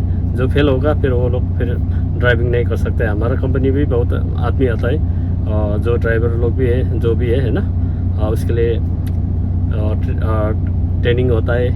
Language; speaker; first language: Hindi; non-native, learner; Nepali